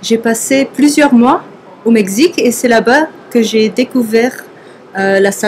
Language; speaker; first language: French; non-native, fluent; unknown